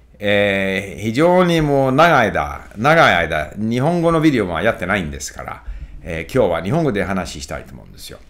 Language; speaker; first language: Japanese; non-native, fluent; English